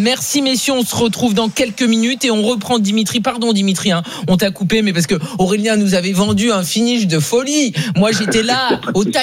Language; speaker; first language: French; native; French